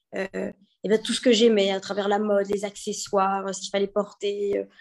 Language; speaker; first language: French; native; French